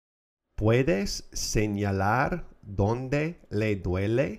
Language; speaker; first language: Spanish; non-native, fluent; English